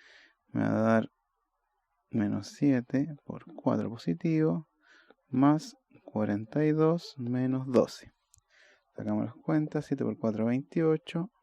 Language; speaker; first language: Spanish; native; Spanish